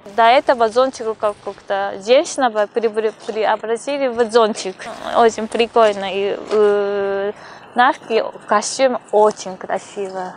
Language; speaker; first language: Russian; non-native, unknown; Japanese